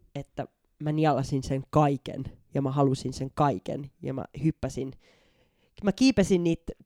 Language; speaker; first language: Finnish; native; Finnish